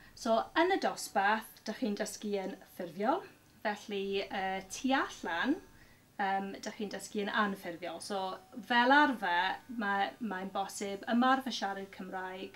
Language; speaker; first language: Welsh; non-native, local second language; English